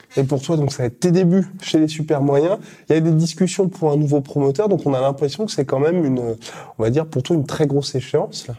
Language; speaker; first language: French; native; French